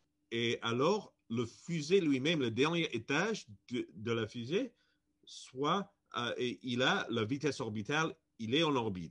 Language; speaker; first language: French; non-native, fluent; English